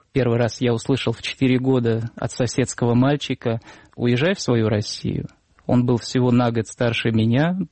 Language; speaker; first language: Russian; native; Russian